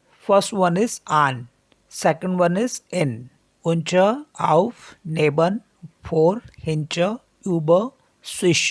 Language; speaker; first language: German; non-native, learner; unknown